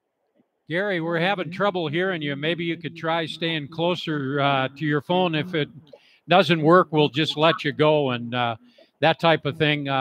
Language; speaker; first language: English; native; English